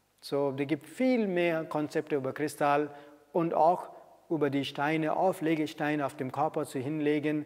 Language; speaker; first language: German; non-native, fluent; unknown